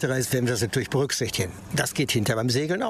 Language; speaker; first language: German; native; German